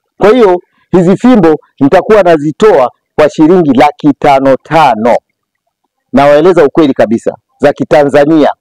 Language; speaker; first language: Swahili; native; Swahili